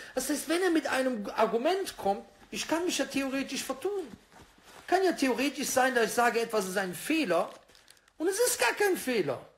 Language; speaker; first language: German; native; German